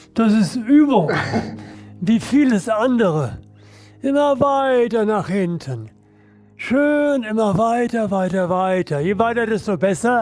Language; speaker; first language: German; native; German